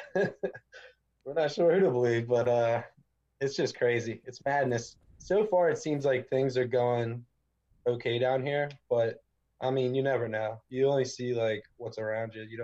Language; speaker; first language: English; native; English